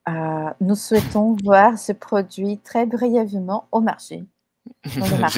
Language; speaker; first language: French; non-native, fluent; Portuguese